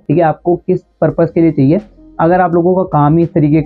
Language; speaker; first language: Hindi; native; Hindi